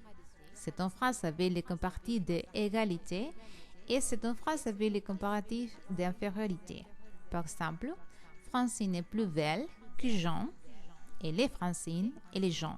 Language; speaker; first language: French; non-native, learner; Spanish